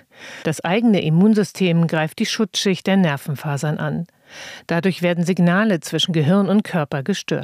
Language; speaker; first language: German; native; German